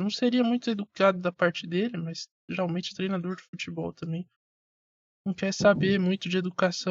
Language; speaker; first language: Portuguese; native; Portuguese